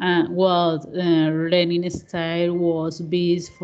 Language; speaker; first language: English; non-native, learner; Spanish